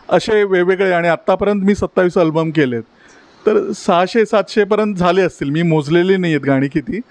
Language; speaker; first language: Marathi; native; Marathi